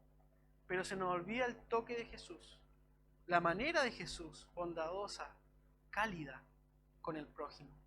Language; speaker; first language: Spanish; native; Spanish